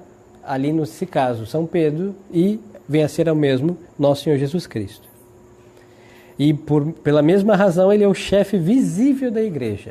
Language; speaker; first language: Portuguese; native; Portuguese